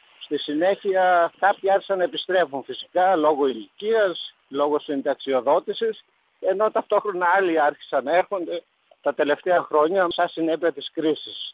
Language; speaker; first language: Greek; native; Greek